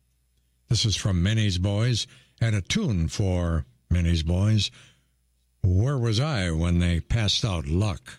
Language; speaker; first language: English; native; English